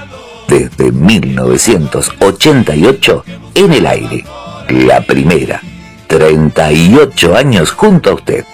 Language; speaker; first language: Spanish; native; Spanish